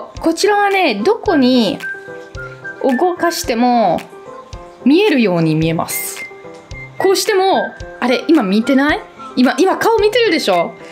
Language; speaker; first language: Japanese; non-native, fluent; Italian